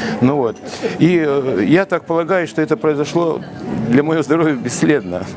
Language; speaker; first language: Russian; native; Russian